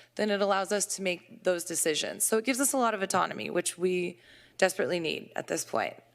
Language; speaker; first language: English; native; English